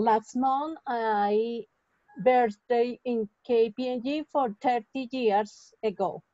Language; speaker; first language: English; non-native, learner; Spanish